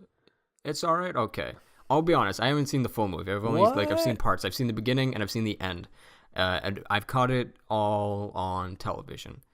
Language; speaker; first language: English; native; English